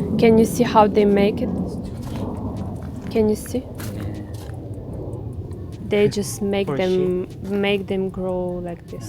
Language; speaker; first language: English; non-native, learner; Ukrainian